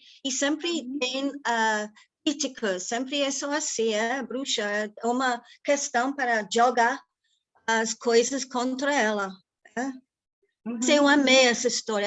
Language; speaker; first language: Portuguese; non-native, fluent; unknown